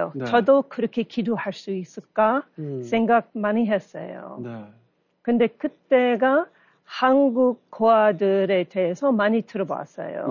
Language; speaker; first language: Korean; non-native, learner; English